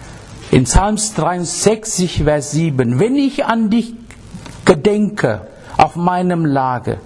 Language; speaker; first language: German; non-native, learner; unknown